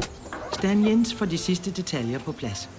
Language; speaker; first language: Danish; native; Danish